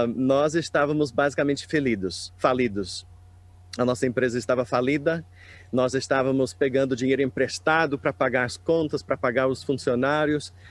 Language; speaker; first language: Portuguese; non-native, fluent; English